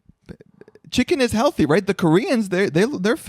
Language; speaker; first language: English; native; English